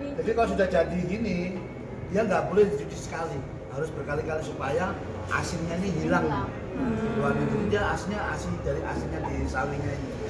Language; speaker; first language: Indonesian; native; Indonesian